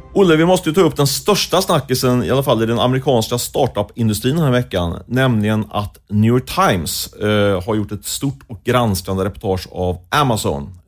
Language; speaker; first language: Swedish; native; Swedish